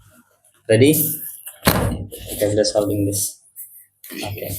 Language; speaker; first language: English; non-native, learner; Indonesian